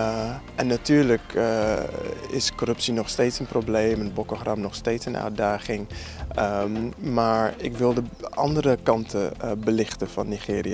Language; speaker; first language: Dutch; non-native, fluent; English